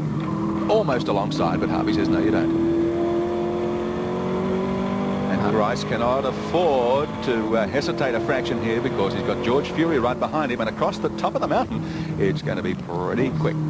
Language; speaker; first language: English; native; English